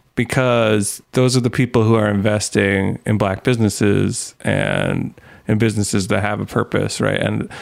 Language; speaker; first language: English; native; English